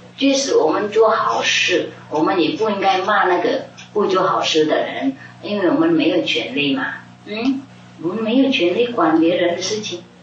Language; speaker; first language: Chinese; non-native, fluent; Vietnamese